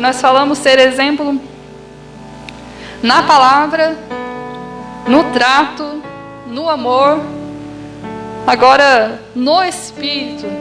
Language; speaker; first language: Portuguese; native; Portuguese